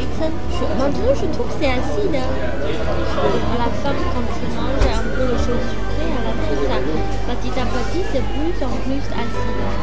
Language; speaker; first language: French; non-native, learner; Chinese